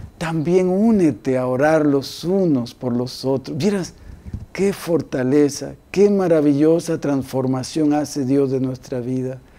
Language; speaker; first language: Spanish; native; Spanish